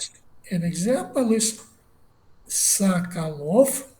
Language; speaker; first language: English; non-native, learner; Russian